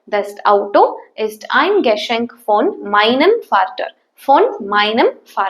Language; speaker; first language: German; non-native, fluent; Tamil